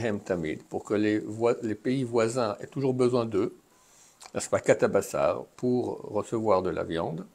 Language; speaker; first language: French; native; French